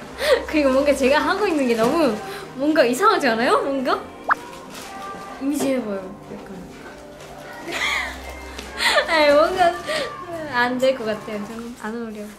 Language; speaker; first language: Korean; non-native, fluent; Japanese